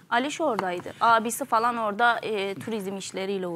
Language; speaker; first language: Turkish; native; Turkish